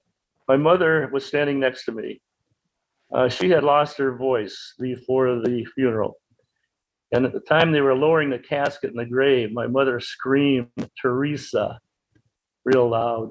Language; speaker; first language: English; native; English